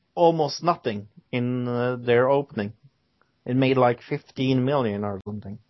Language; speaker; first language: English; non-native, fluent; Norwegian